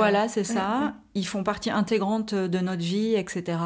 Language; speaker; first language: French; native; French